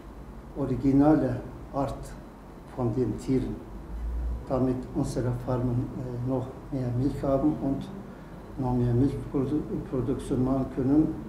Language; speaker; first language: German; non-native, learner; Turkish